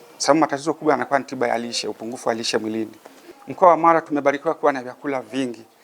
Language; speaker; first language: Swahili; native; Swahili